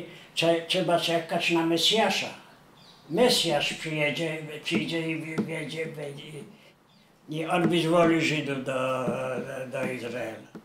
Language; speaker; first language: Polish; non-native, local second language; Yiddish